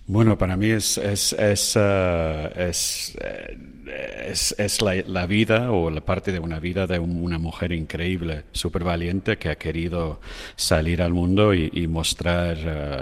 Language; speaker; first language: Spanish; non-native, fluent; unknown